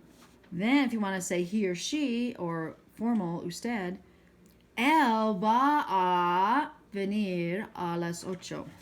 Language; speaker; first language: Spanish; non-native, fluent; English